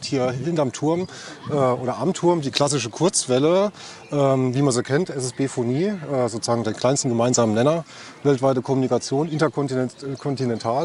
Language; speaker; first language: German; native; German